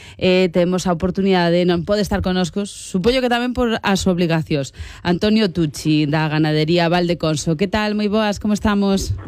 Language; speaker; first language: Galician; non-native, local second language; Spanish